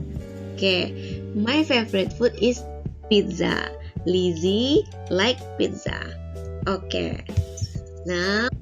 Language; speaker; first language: English; non-native, learner; Indonesian